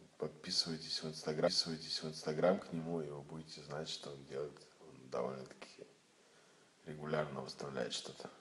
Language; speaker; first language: Russian; native; Russian